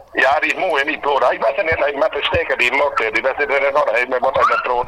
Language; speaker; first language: Dutch; native; Dutch